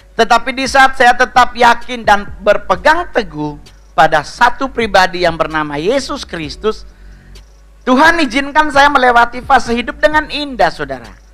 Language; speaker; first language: Indonesian; native; Indonesian